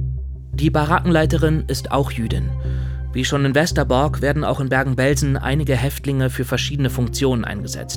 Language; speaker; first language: German; native; German